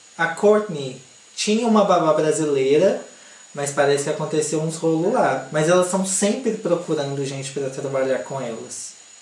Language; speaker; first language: Portuguese; native; Portuguese